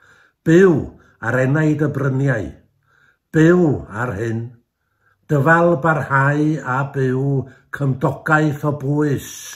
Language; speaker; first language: Welsh; native; Welsh